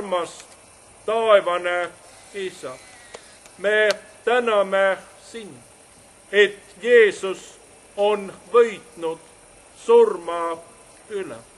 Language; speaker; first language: Estonian; non-native, learner; Swedish